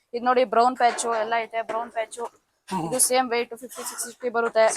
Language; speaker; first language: Kannada; native; Kannada